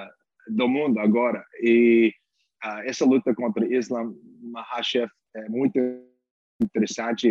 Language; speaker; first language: Portuguese; non-native, fluent; English